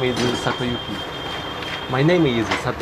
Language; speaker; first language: English; non-native, learner; Japanese